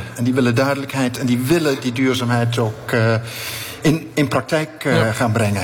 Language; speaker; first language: Dutch; native; Dutch